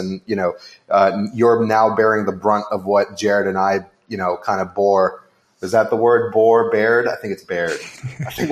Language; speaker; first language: English; non-native, local second language; Hindi